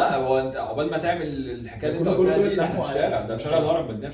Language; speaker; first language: Arabic; native; Arabic